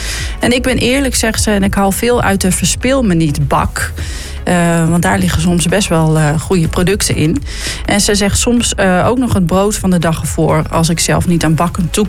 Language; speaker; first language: Dutch; native; Dutch